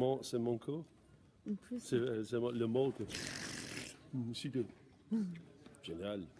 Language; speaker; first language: French; non-native, learner; English